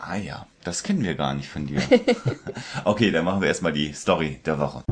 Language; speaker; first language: German; native; German